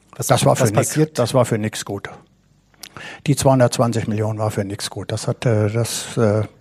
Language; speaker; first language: German; native; German